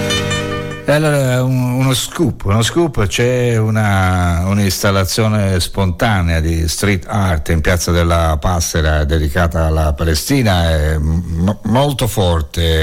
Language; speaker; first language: Italian; native; Italian